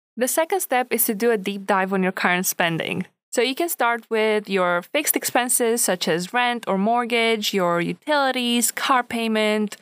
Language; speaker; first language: English; non-native, fluent; Romanian